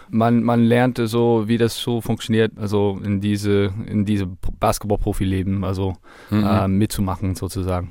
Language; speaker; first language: German; non-native, fluent; English